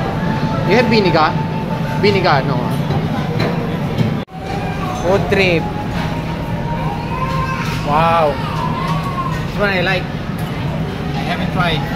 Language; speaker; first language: English; non-native, local second language; Filipino